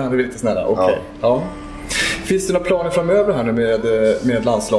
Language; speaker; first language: Swedish; native; Swedish